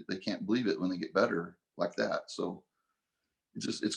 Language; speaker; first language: English; native; English